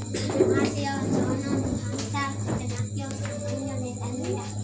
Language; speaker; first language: Korean; non-native, learner; Cebuano